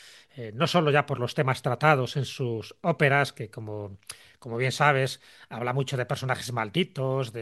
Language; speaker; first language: Spanish; native; Spanish